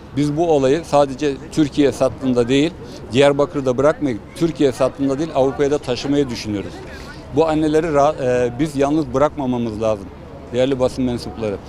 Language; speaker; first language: Turkish; early bilingual, heritage; Turkish